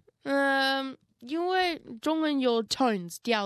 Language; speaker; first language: Chinese; non-native, learner; Russian